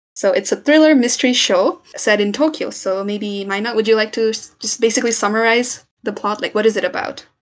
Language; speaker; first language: English; non-native, local second language; Nepali